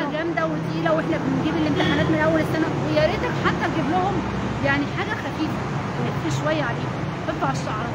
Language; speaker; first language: Arabic; native; Arabic